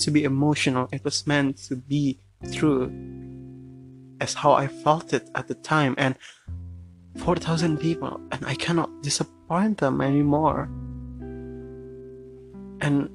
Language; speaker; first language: English; non-native, fluent; Indonesian